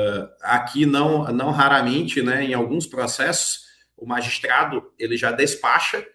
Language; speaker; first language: Portuguese; native; Portuguese